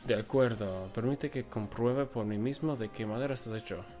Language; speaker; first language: Spanish; non-native, fluent; English